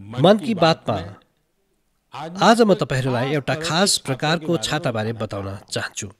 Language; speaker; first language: Nepali; native; Nepali